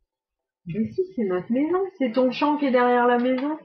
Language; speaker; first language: French; native; French